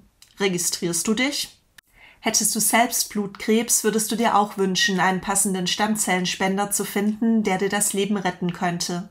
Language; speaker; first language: German; native; German